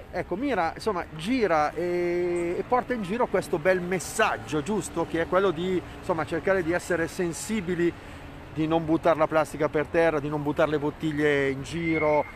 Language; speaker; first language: Italian; native; Italian